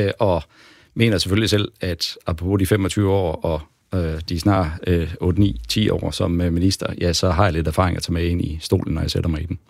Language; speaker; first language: Danish; native; Danish